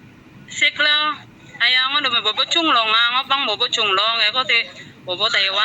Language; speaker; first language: Chinese; non-native, learner; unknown